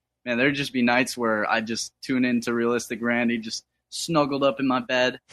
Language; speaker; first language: English; native; English